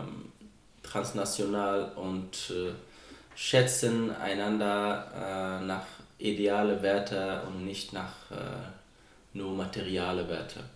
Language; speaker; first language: German; non-native, fluent; Persian